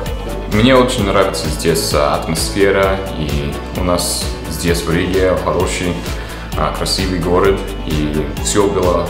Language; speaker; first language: Russian; non-native, fluent; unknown